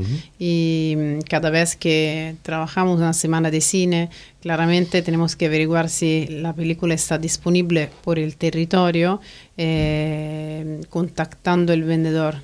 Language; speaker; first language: Spanish; non-native, fluent; Italian